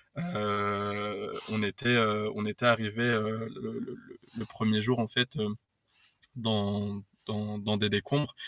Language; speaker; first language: French; native; French